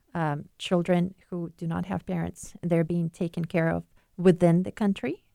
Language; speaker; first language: English; non-native, fluent; Ukrainian